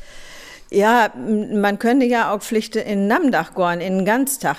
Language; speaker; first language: German; native; German